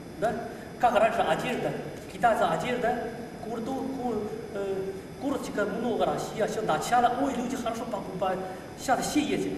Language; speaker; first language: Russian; non-native, learner; Chinese